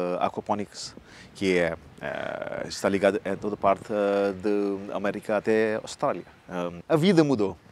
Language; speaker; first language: Portuguese; non-native, learner; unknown